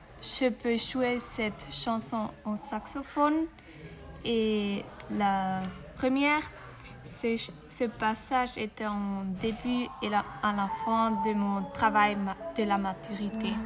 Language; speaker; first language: French; non-native, learner; German